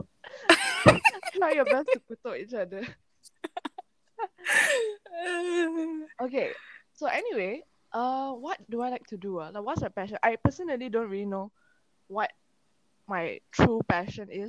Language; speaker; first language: English; non-native, local second language; Malay